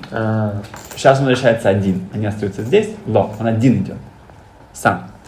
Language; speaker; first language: Russian; early bilingual, heritage; Russian